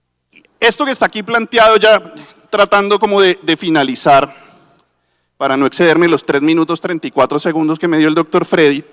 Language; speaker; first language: Spanish; native; Spanish